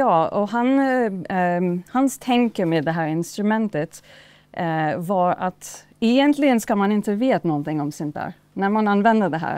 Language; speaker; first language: Swedish; non-native, fluent; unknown